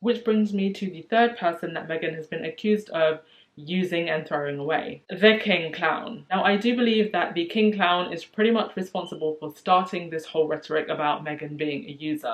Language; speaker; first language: English; native; English